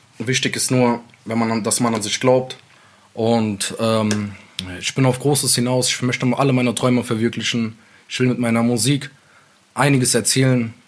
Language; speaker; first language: German; early bilingual, other home language; Central Kurdish